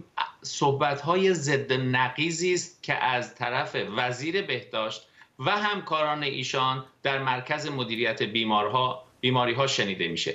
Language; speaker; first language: Persian; native; Persian